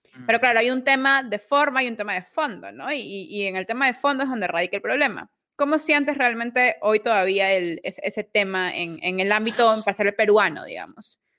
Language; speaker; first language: Spanish; native; Spanish